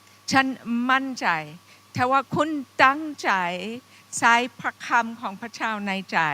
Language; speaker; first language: Thai; non-native, fluent; English